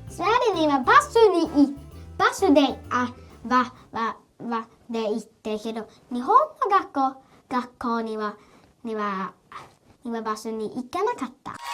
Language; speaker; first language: Japanese; early bilingual, heritage; Japanese